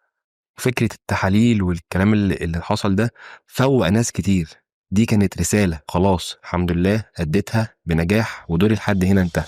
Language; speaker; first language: Arabic; native; Arabic